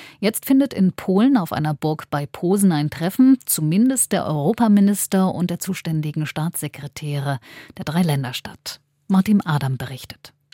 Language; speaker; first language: German; native; German